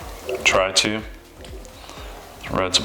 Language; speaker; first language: English; native; English